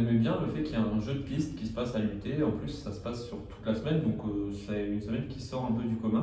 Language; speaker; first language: French; native; French